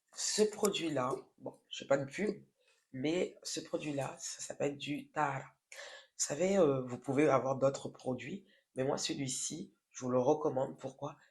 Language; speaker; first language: French; non-native, local second language; Wolof